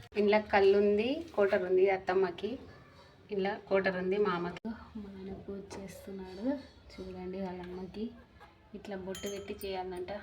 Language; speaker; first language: Telugu; non-native, local second language; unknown